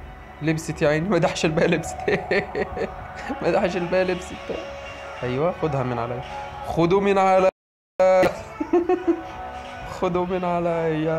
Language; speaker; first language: Arabic; native; Arabic